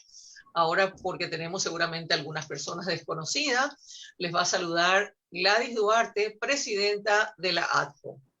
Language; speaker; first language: Spanish; native; Spanish